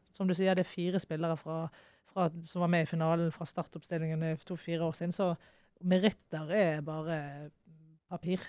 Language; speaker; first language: Norwegian; native; Norwegian